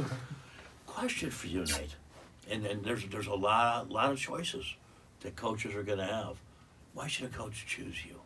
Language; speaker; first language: English; native; English